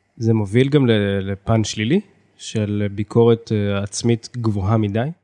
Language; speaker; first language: Hebrew; native; Hebrew